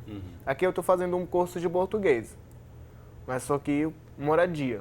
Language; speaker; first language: Portuguese; non-native, learner; Arabic